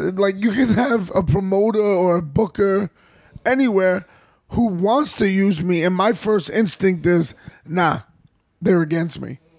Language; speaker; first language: English; native; English